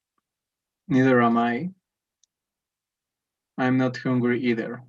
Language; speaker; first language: English; non-native, learner; Spanish